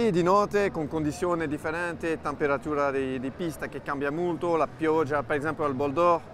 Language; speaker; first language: Italian; non-native, fluent; French